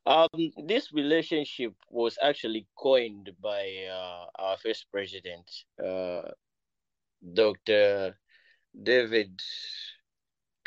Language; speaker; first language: English; non-native, local second language; Bemba